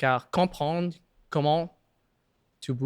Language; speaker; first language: French; non-native, local second language; English